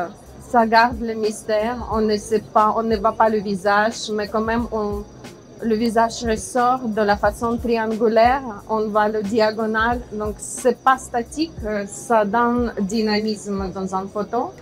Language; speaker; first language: French; non-native, fluent; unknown